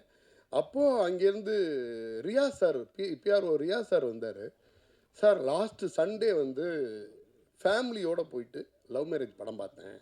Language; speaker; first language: Tamil; native; Tamil